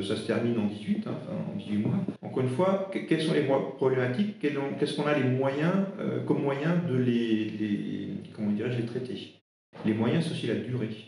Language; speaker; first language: French; non-native, local second language; Swiss German